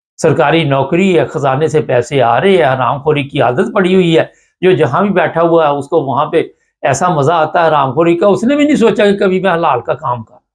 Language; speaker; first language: Urdu; non-native, local second language; Punjabi